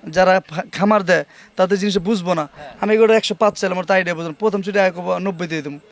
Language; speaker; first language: Bangla; native; Bangla